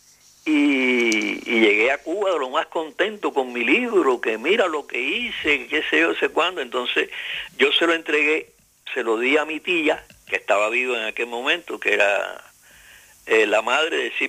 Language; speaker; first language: Spanish; native; Spanish